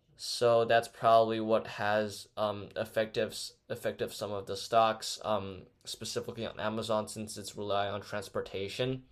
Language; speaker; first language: English; non-native, fluent; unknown